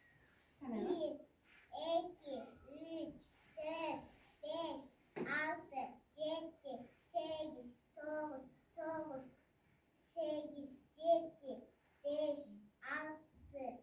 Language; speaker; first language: Turkish; non-native, learner; Kyrgyz